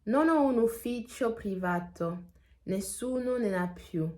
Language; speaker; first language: Italian; non-native, learner; English